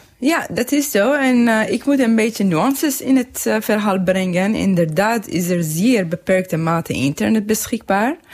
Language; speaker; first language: Dutch; non-native, fluent; Persian